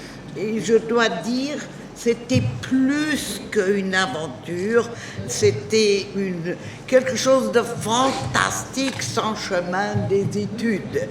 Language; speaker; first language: French; non-native, learner; German